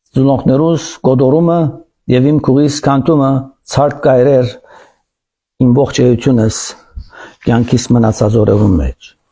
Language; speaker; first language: Armenian; early bilingual, heritage; Armenian